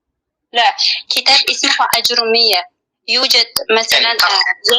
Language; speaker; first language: Arabic; non-native, learner; Uzbek